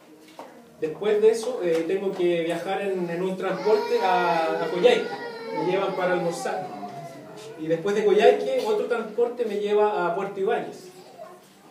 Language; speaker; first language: Spanish; native; Spanish